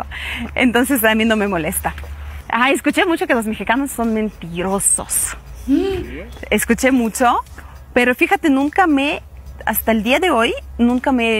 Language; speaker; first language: Spanish; non-native, fluent; Russian